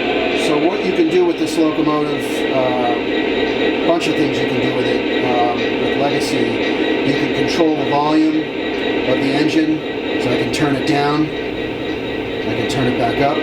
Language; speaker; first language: English; native; English